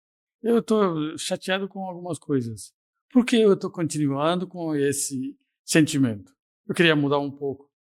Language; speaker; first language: Portuguese; non-native, fluent; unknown